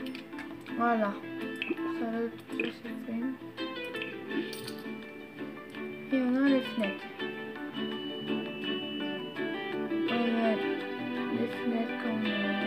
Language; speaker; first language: French; native; French